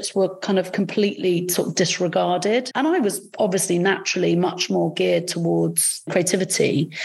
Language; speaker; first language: English; early bilingual, other home language; Arabic